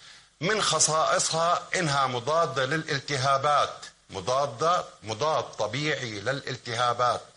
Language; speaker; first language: Arabic; native; Arabic